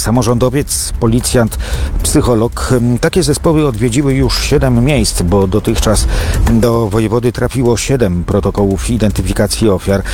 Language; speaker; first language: Polish; native; Polish